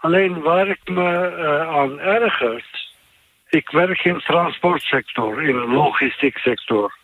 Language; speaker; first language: Dutch; non-native, fluent; Turkish